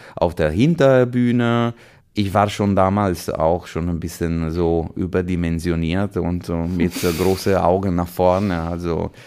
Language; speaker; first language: German; non-native, fluent; Italian